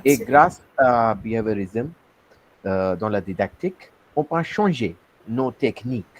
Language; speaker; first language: French; non-native, learner; Hindi